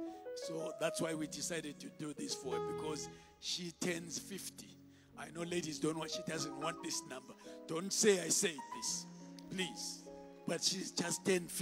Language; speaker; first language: English; non-native, local second language; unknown